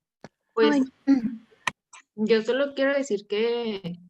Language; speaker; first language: Spanish; native; Spanish